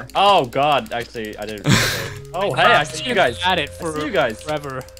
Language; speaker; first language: English; native; English